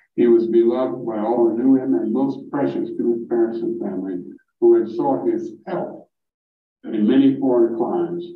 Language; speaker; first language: English; native; English